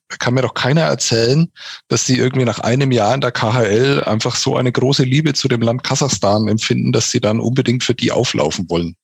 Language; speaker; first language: German; native; German